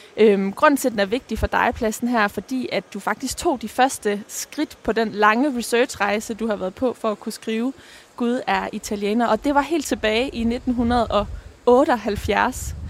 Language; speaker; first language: Danish; native; Danish